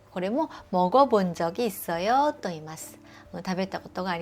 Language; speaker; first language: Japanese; non-native, fluent; Korean